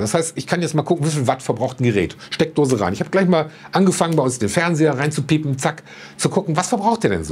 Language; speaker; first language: German; native; German